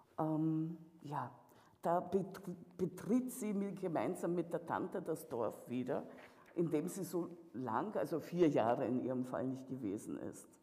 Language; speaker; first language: German; early bilingual, other home language; Russian